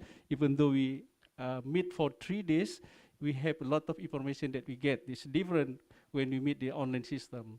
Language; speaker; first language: English; non-native, learner; Indonesian